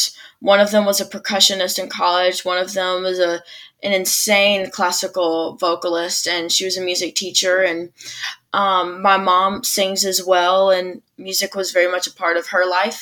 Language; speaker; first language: English; native; English